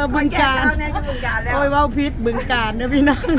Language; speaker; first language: Thai; native; Thai